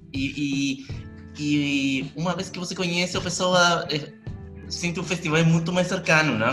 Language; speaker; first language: Portuguese; non-native, learner; Spanish